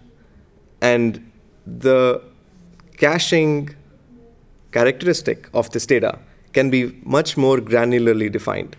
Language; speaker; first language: English; non-native, local second language; Hindi